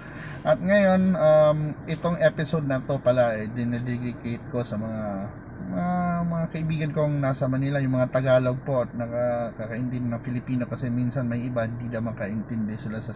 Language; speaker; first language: Filipino; non-native, local second language; Cebuano